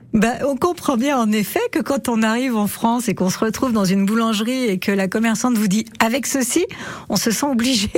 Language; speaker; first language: French; native; French